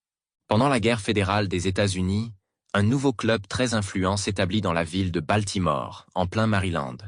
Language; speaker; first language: French; native; French